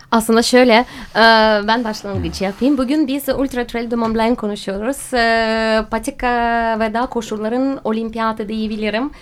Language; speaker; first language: Turkish; non-native, fluent; Russian